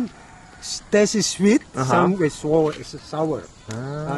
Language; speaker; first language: English; non-native, learner; Indonesian